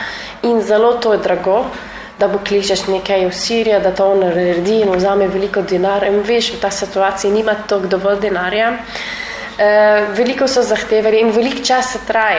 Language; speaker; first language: Slovenian; non-native, learner; Arabic